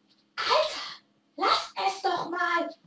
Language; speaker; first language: German; native; German